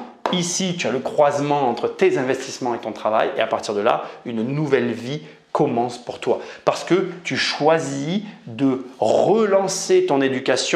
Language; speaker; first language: French; native; French